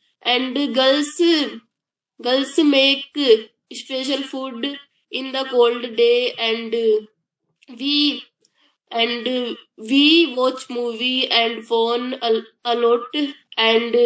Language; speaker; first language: English; non-native, learner; Hindi